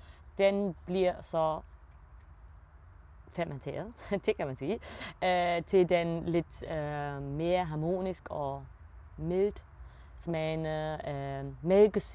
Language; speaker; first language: Danish; early bilingual, heritage; German